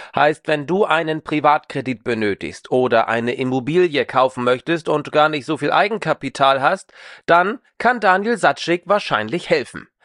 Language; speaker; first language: German; native; German